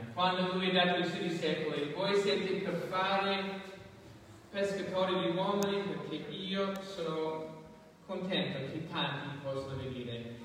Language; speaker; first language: Italian; non-native, fluent; English